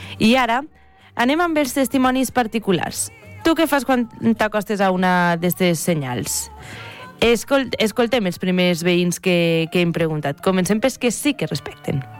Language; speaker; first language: Catalan; native; Catalan